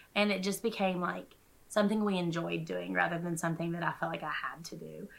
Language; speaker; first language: English; native; English